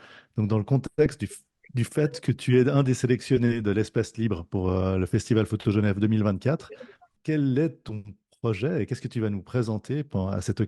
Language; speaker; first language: French; native; French